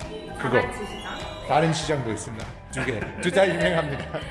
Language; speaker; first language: Korean; non-native, fluent; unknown